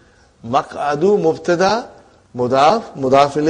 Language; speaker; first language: Arabic; non-native, fluent; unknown